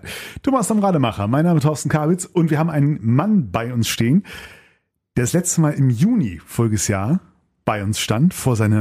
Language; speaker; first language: German; native; German